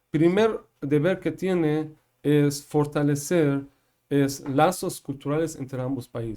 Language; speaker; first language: Spanish; non-native, fluent; Persian